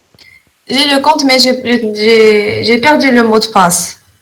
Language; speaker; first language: French; non-native, local second language; Arabic